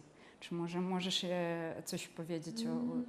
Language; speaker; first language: Polish; non-native, fluent; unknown